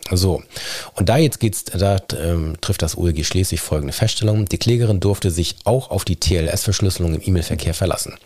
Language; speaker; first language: German; native; German